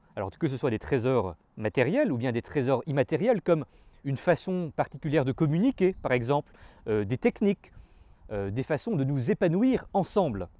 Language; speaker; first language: French; native; French